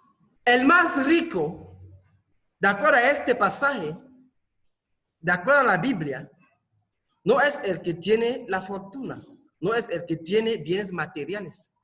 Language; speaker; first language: Spanish; non-native, fluent; French